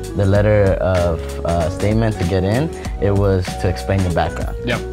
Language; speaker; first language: English; early bilingual, other home language; Spanish